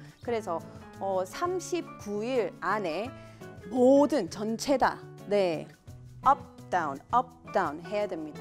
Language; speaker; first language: Korean; non-native, fluent; English